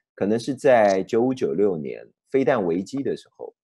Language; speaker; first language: Chinese; native; Chinese